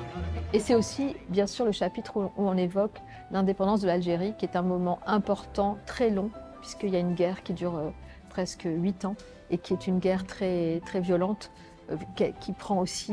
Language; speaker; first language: French; native; French